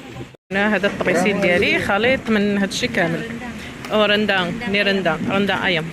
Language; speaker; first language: Arabic; native; Arabic